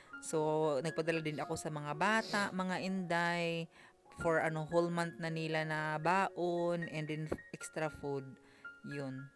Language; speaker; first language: Filipino; non-native, local second language; Cebuano